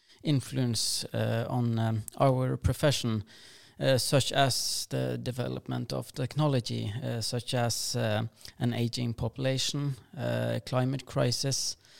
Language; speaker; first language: English; non-native, fluent; Norwegian